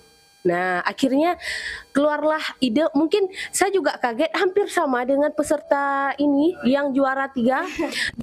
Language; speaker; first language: Indonesian; non-native, local second language; Achinese